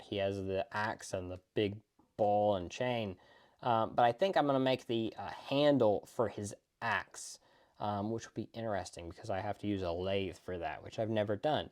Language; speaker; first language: English; native; English